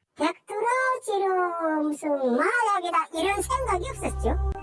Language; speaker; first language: Korean; native; Korean